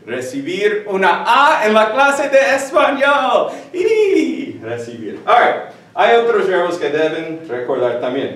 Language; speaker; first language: Spanish; non-native, fluent; English